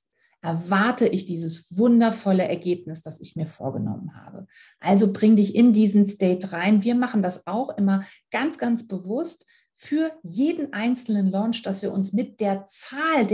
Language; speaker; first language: German; native; German